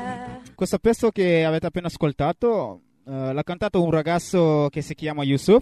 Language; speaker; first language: Italian; non-native, fluent; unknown